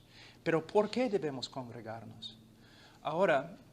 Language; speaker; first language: Spanish; non-native, fluent; English